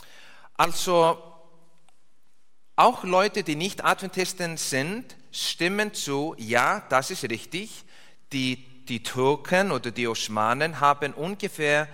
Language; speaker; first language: German; non-native, learner; English